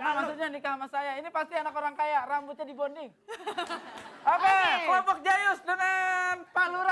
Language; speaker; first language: Indonesian; native; Indonesian